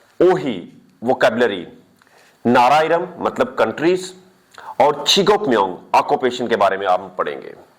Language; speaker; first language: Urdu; non-native, local second language; Punjabi